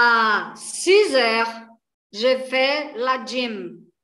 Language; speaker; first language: French; non-native, learner; Portuguese